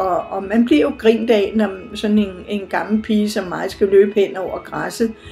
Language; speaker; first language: Danish; native; Danish